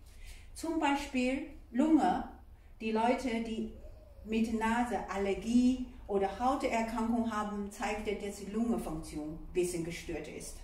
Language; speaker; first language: German; non-native, fluent; Chinese